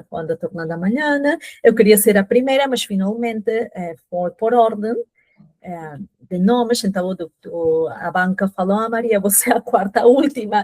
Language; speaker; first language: Portuguese; non-native, fluent; Spanish